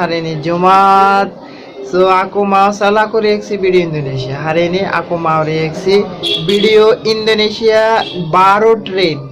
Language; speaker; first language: Indonesian; non-native, learner; Bangla